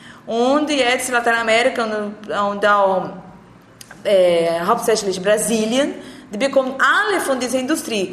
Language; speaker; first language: German; non-native, learner; Portuguese